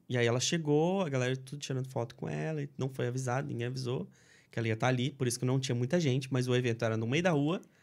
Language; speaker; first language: Portuguese; native; Portuguese